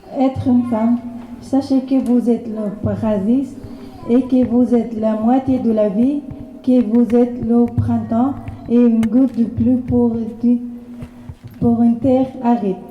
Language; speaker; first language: French; non-native, learner; Persian